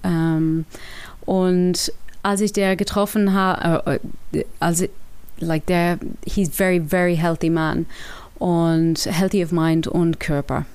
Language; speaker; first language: German; non-native, learner; English